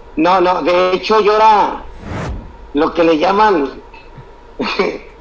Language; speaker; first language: Spanish; native; Spanish